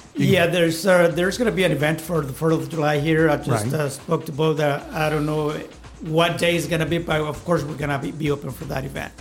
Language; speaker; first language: English; non-native, fluent; Spanish